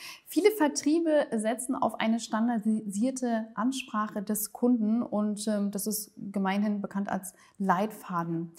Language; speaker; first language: German; native; German